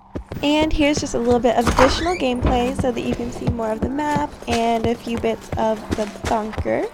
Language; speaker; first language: English; native; English